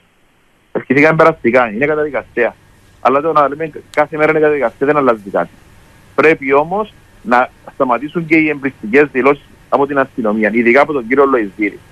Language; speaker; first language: Greek; native; Greek